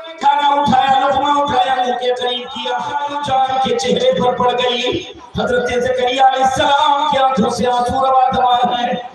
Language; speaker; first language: Urdu; native; Urdu